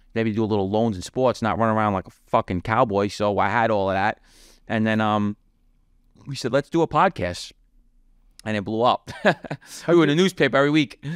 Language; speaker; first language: English; native; English